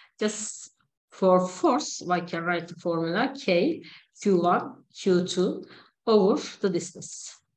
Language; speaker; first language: English; non-native, fluent; Turkish